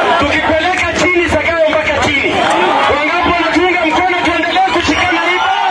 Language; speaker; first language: Swahili; non-native, local second language; Kalenjin